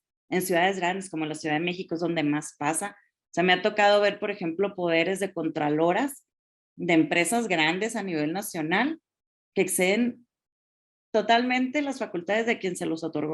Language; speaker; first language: Spanish; native; Spanish